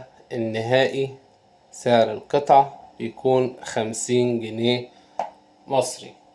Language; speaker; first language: Arabic; native; Arabic